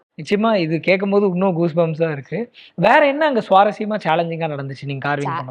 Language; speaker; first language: Tamil; native; Tamil